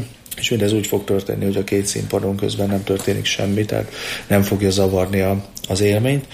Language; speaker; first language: Hungarian; native; Hungarian